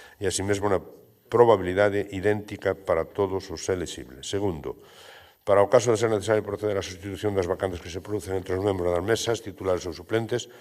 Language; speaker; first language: Galician; native; Galician